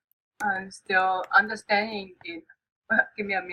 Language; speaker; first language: English; non-native, fluent; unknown